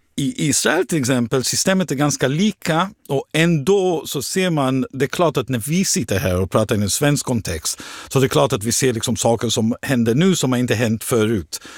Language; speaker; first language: Swedish; non-native, fluent; Hebrew